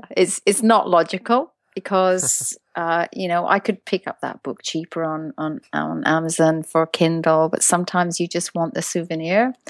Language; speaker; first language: English; native; English